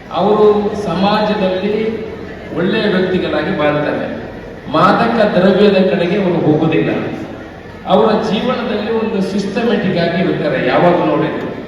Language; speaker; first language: Kannada; native; Kannada